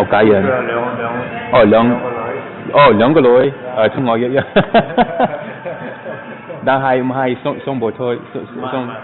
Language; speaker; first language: Cantonese; non-native, learner; English